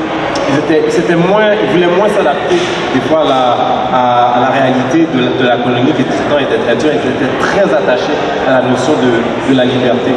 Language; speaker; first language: French; native; French